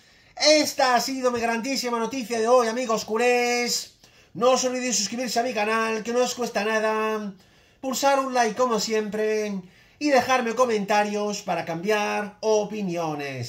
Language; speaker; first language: Spanish; native; Spanish